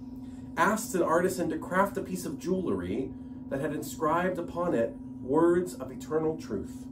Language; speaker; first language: English; native; English